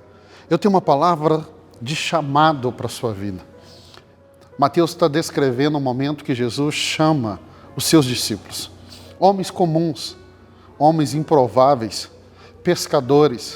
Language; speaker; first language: Portuguese; native; Portuguese